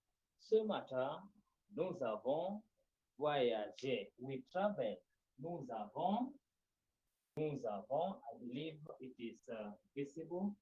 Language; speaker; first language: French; non-native, fluent; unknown